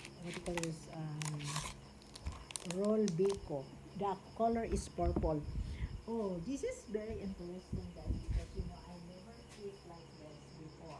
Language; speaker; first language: English; non-native, local second language; Cebuano